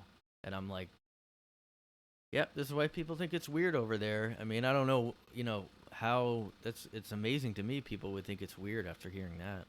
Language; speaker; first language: English; native; English